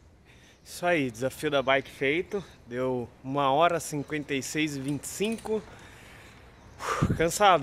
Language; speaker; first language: Portuguese; native; Portuguese